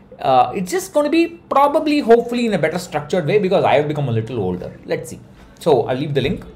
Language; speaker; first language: English; non-native, local second language; Tamil